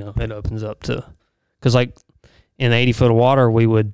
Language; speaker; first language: English; native; English